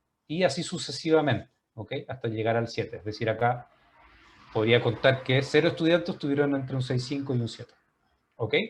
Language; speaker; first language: Spanish; native; Spanish